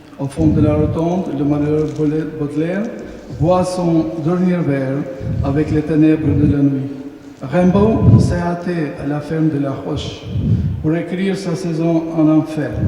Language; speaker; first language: French; non-native, fluent; Albanian